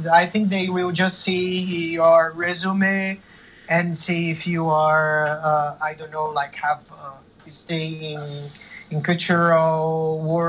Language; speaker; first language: English; non-native, learner; Portuguese